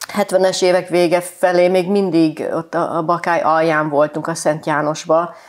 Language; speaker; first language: Hungarian; early bilingual, heritage; Hungarian